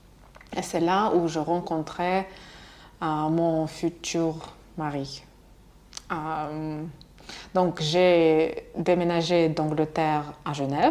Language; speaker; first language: French; non-native, fluent; Russian